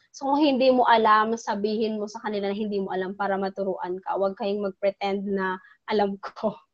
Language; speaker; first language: Filipino; non-native, local second language; Cebuano